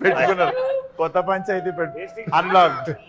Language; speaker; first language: Telugu; native; Telugu